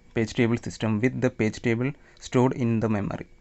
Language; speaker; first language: English; non-native, local second language; Malayalam